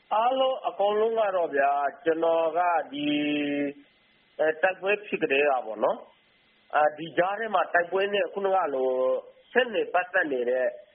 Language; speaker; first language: Burmese; native; Burmese